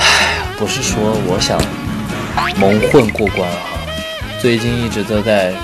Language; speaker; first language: Chinese; native; Chinese